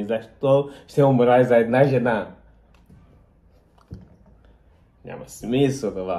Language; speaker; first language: Bulgarian; non-native, learner; Portuguese